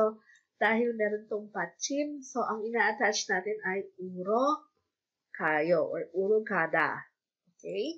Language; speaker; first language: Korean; non-native, fluent; Filipino